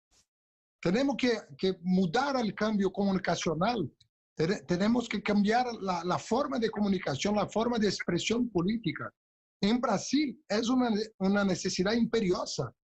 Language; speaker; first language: Spanish; non-native, local second language; Portuguese